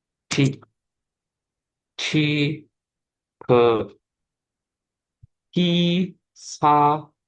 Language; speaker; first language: Korean; non-native, learner; Indonesian